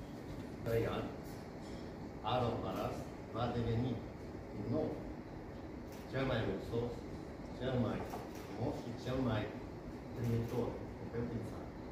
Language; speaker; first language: Romanian; non-native, fluent; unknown